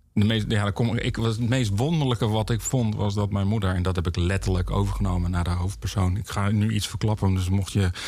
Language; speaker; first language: Dutch; native; Dutch